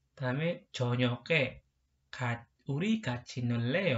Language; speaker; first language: Korean; non-native, learner; Indonesian